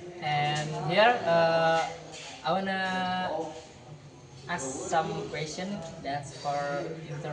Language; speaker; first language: English; non-native, learner; Indonesian